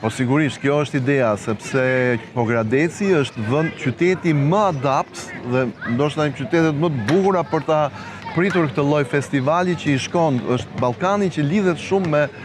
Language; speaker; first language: Albanian; native; Albanian